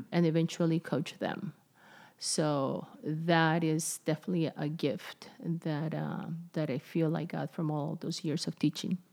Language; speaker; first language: English; non-native, fluent; Spanish